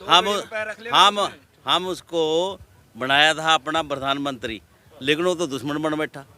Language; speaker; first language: Hindi; non-native, local second language; Punjabi